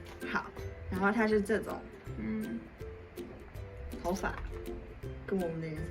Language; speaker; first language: Chinese; non-native, fluent; Mongolian